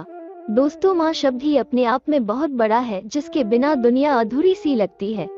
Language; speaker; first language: Hindi; native; Hindi